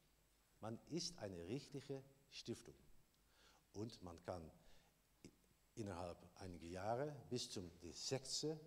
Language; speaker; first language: German; non-native, learner; Dutch